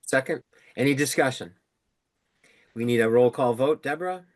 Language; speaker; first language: English; native; English